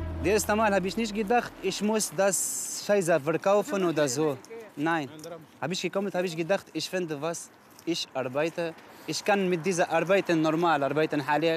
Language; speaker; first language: German; non-native, learner; Arabic